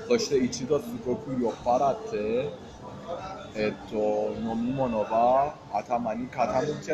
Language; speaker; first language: Japanese; non-native, fluent; Persian